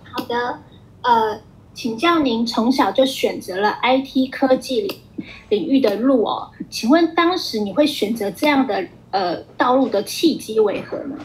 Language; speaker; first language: Chinese; native; Chinese